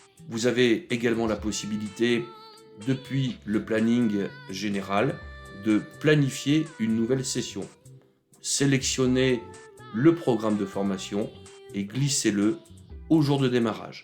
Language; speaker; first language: French; native; French